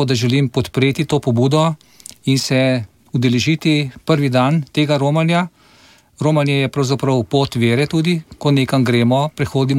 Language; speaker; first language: Slovenian; native; Slovenian